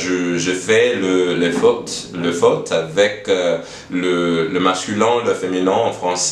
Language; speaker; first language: French; non-native, learner; English